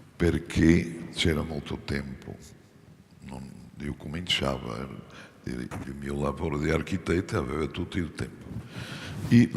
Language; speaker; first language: Italian; non-native, fluent; Portuguese